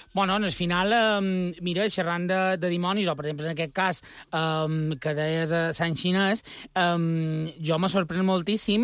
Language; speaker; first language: Catalan; native; Catalan